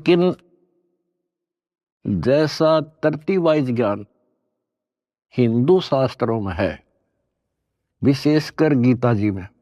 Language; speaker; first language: Hindi; native; Hindi